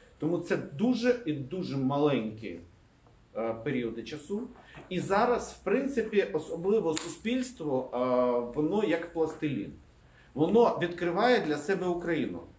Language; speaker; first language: Ukrainian; non-native, local second language; Russian